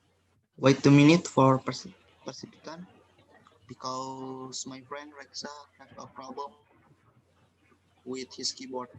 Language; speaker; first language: English; non-native, learner; Indonesian